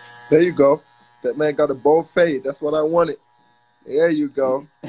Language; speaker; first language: English; native; English